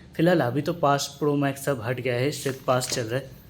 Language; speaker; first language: Hindi; non-native, local second language; Bangla